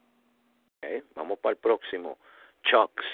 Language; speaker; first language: Spanish; early bilingual, heritage; Spanish